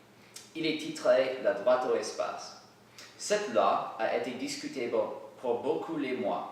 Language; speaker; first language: French; non-native, learner; English